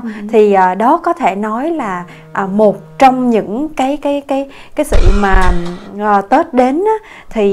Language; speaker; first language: Vietnamese; native; Vietnamese